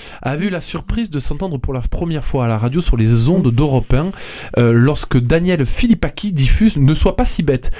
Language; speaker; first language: French; native; French